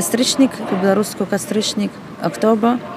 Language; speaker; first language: Polish; non-native, learner; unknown